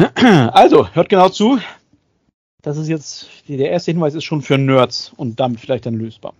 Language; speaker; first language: German; native; German